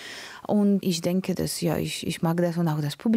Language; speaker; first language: German; non-native, learner; Latvian